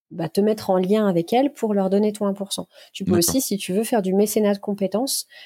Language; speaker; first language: French; native; French